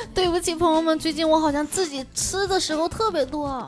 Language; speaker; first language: Chinese; native; Chinese